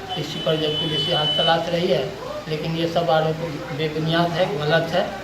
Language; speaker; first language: Hindi; native; Hindi